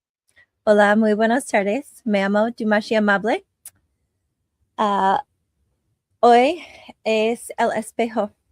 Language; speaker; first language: Spanish; non-native, learner; English